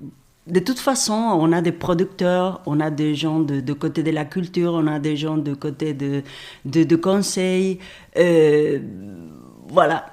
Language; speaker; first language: French; non-native, fluent; Spanish